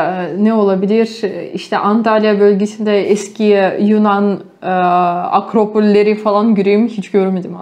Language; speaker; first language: Turkish; non-native, fluent; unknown